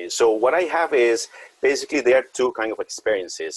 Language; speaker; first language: English; non-native, fluent; Spanish